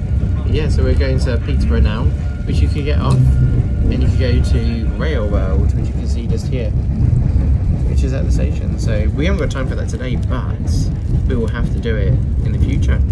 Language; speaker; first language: English; native; English